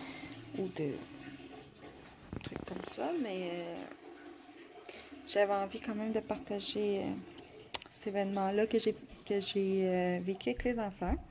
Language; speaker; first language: French; native; French